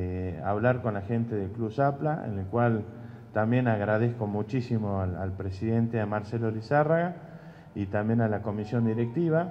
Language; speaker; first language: Spanish; native; Spanish